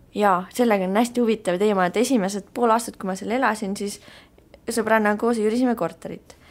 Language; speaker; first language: Estonian; native; Estonian